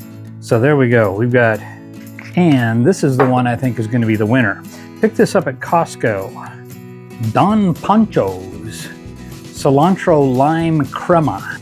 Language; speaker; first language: English; native; English